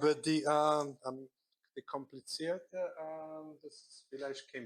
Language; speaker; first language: German; non-native, learner; Korean